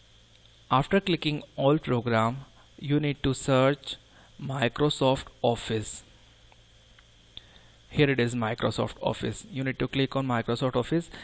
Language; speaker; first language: English; non-native, local second language; Hindi